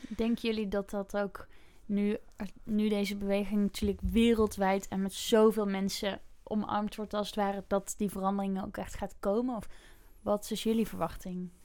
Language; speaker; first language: Dutch; native; Dutch